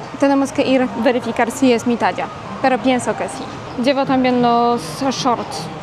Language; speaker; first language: Spanish; non-native, fluent; Polish